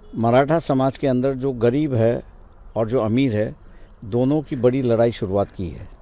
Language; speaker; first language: Hindi; non-native, local second language; Marathi